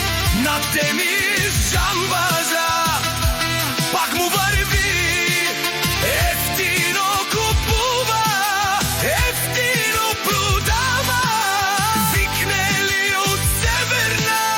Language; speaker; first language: Bulgarian; non-native, local second language; Romany